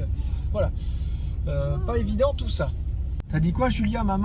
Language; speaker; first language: French; native; French